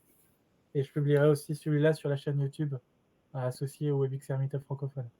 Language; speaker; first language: French; native; French